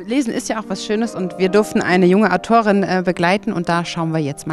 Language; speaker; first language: German; native; German